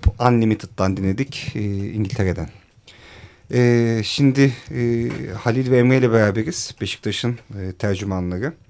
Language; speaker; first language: Turkish; native; Turkish